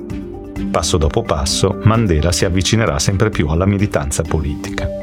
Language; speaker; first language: Italian; native; Italian